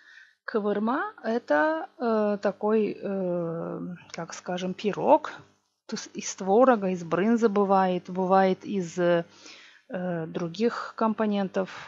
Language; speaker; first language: Russian; non-native, local second language; Gagauz